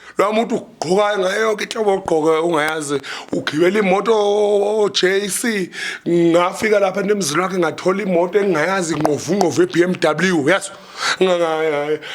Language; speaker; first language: Zulu; native; Zulu